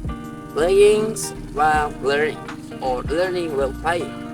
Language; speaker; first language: English; non-native, fluent; Indonesian